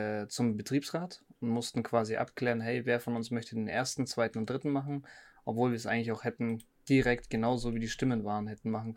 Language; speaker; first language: German; native; German